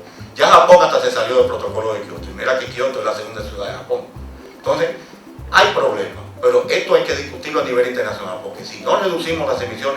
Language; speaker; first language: Spanish; native; Spanish